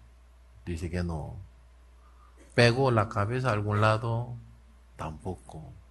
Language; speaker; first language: Spanish; non-native, learner; Korean